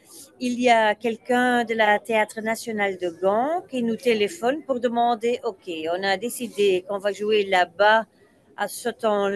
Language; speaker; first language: French; non-native, local second language; Dutch